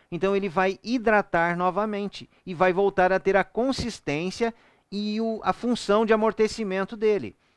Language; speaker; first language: Portuguese; native; Portuguese